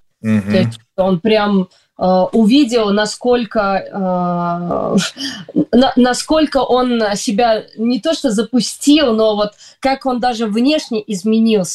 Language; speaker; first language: Russian; native; Russian